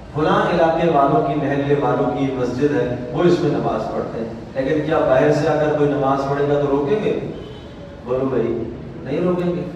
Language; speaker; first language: Urdu; native; Urdu